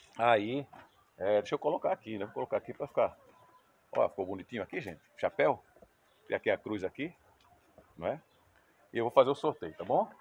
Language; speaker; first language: Portuguese; native; Portuguese